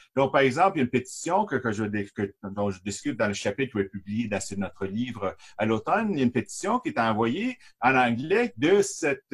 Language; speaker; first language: French; native; French